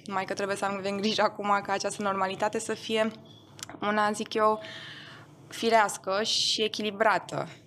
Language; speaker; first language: Romanian; non-native, local second language; German